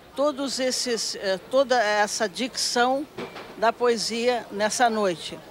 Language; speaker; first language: Portuguese; native; Portuguese